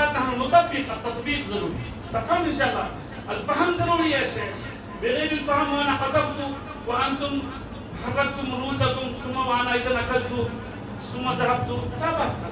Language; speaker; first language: Arabic; non-native, fluent; Urdu